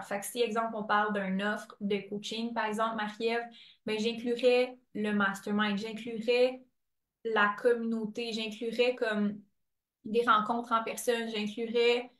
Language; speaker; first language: French; native; French